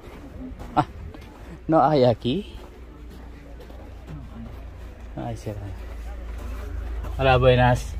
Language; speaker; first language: Spanish; non-native, learner; Filipino